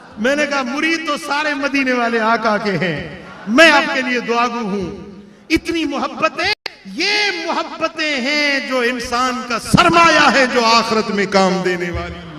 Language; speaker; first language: Urdu; non-native, local second language; Sindhi